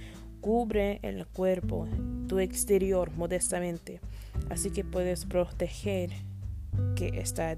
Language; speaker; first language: Spanish; non-native, learner; English